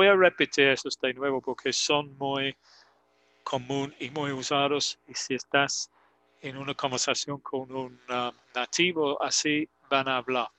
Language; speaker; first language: Spanish; non-native, fluent; English